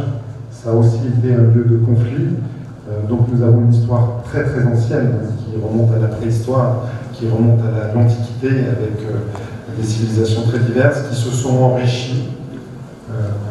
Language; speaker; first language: French; native; French